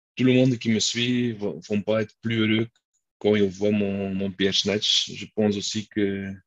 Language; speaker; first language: French; non-native, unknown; Dutch